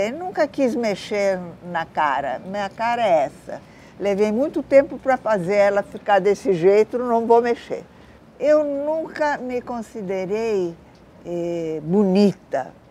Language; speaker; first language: Portuguese; early bilingual, other home language; Italian